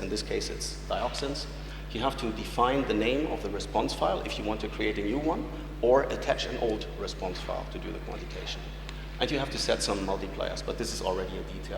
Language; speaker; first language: English; non-native, fluent; German